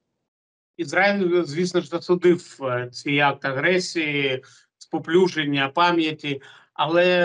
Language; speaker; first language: Ukrainian; non-native, local second language; Russian